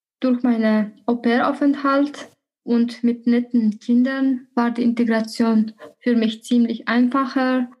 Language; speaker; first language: German; non-native, fluent; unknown